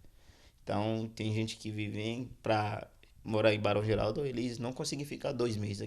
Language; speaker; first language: Portuguese; non-native, fluent; Haitian Creole